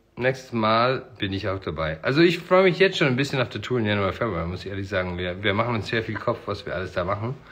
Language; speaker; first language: German; non-native, fluent; English